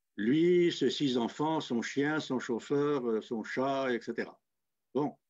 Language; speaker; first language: French; non-native, local second language; Kabyle